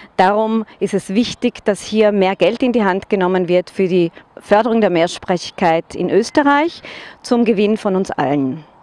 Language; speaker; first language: German; native; German